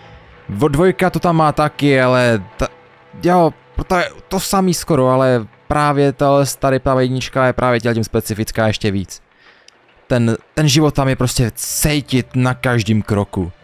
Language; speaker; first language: Czech; native; Czech